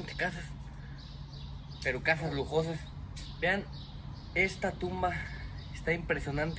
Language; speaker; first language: Spanish; native; Spanish